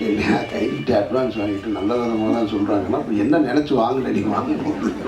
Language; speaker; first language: Tamil; native; Tamil